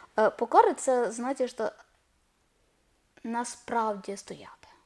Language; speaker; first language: Ukrainian; non-native, learner; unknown